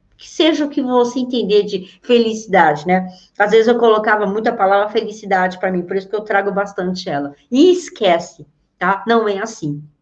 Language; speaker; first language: Portuguese; native; Portuguese